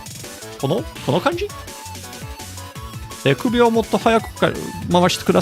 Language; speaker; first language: Japanese; non-native, learner; English